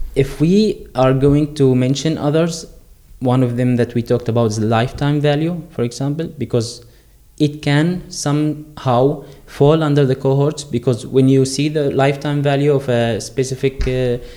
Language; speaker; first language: English; non-native, fluent; Arabic